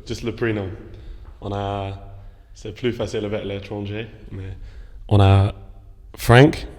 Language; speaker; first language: French; non-native, fluent; English